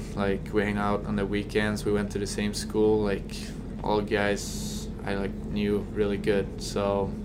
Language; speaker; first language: English; non-native, fluent; Swedish